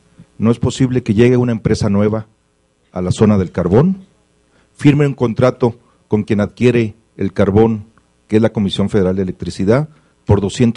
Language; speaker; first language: Spanish; native; Spanish